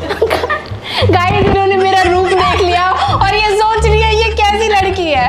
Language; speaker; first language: Hindi; native; Hindi